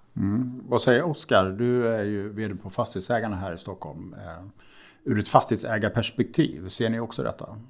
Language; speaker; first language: Swedish; native; Swedish